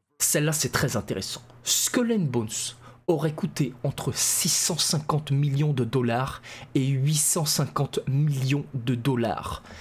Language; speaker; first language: French; native; French